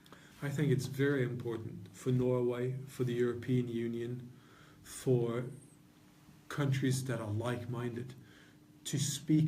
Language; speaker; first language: English; non-native, fluent; Norwegian